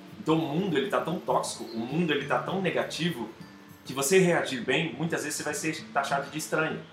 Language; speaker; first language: Portuguese; native; Portuguese